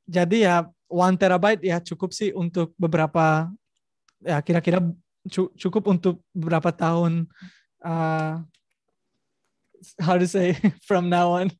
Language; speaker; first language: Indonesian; non-native, learner; Spanish